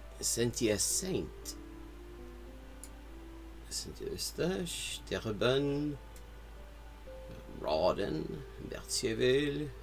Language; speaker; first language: French; non-native, fluent; English